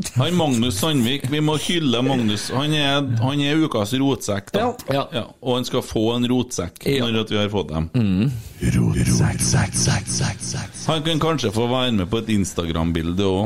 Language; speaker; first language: Norwegian; native; Norwegian